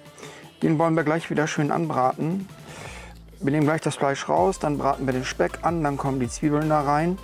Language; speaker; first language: German; native; German